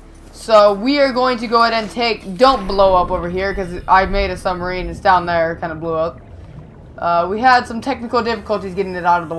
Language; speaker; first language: English; native; English